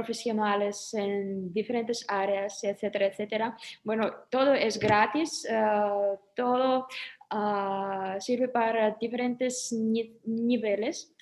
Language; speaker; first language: Spanish; non-native, fluent; Russian